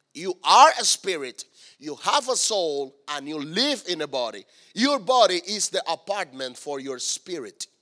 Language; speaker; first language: English; non-native, fluent; Spanish